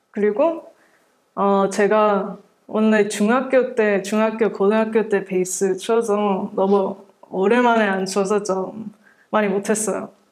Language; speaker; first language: Korean; early bilingual, heritage; English